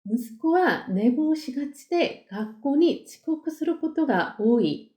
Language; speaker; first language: Japanese; non-native, fluent; Korean